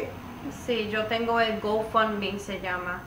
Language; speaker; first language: Spanish; early bilingual, heritage; Spanish